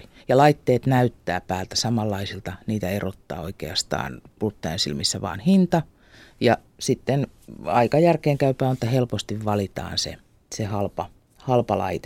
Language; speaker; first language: Finnish; native; Finnish